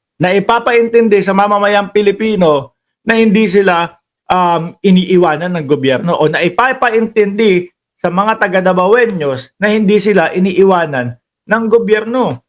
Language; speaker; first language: Filipino; native; Filipino